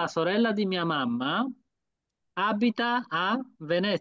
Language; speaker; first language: Italian; non-native, fluent; Bangla